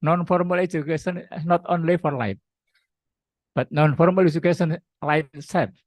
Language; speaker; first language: English; non-native, learner; Indonesian